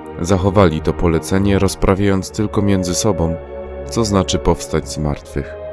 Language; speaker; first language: Polish; native; Polish